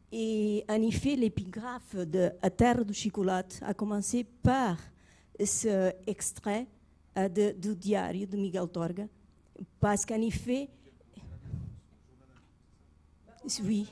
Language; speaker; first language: French; non-native, fluent; Portuguese